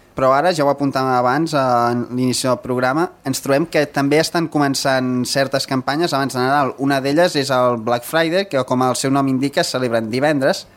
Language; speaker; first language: Catalan; native; Catalan